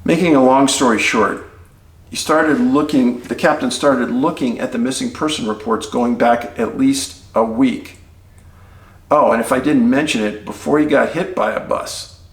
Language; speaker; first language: English; native; English